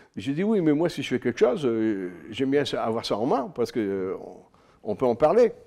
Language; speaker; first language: French; native; French